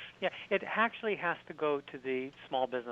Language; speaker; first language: English; native; English